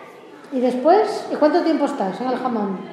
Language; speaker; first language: Spanish; native; Spanish